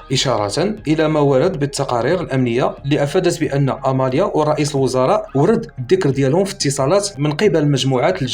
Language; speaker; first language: Arabic; native; Arabic